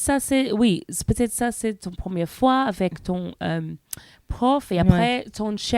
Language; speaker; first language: French; non-native, learner; English